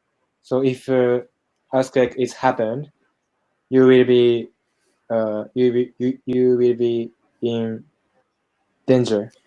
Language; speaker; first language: English; non-native, learner; Japanese